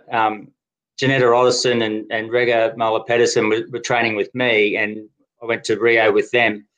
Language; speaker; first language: English; native; English